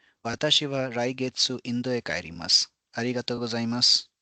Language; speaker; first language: Japanese; non-native, fluent; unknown